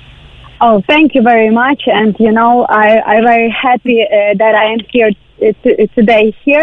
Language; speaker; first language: English; non-native, learner; Ukrainian